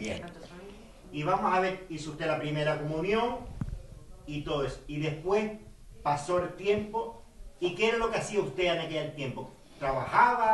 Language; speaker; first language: Spanish; native; Spanish